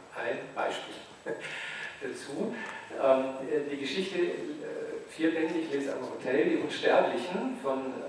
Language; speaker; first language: German; native; German